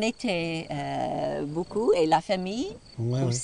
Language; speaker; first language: French; non-native, learner; English